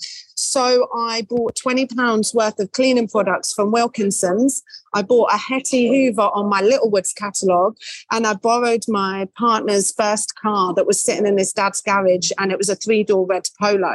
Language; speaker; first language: English; native; English